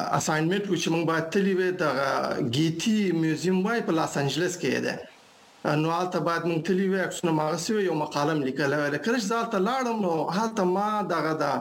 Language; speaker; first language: Pashto; non-native, local second language; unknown